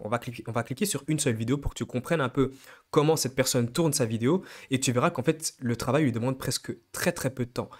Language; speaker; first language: French; native; French